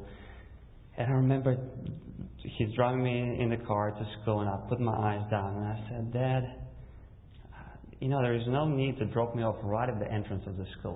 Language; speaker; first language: English; non-native, fluent; Russian